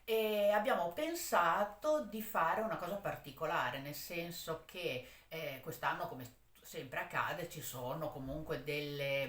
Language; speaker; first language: Italian; native; Italian